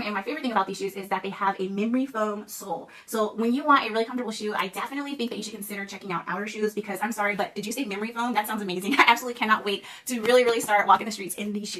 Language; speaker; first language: English; native; English